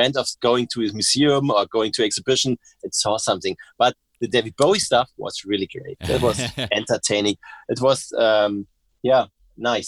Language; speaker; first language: English; non-native, fluent; German